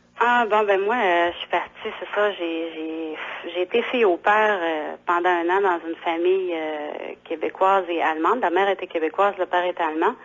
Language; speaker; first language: French; native; French